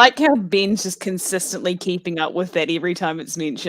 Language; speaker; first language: English; native; English